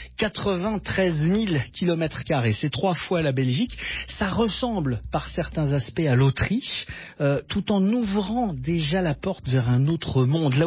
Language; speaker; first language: French; native; French